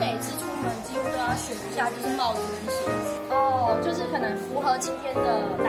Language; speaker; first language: Chinese; native; Chinese